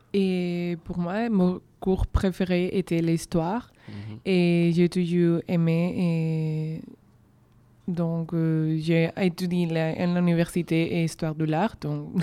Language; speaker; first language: French; non-native, learner; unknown